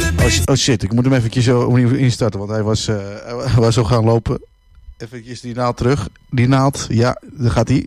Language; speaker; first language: Dutch; native; Dutch